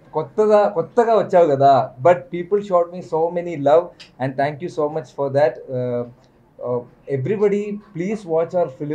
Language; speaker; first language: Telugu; non-native, learner; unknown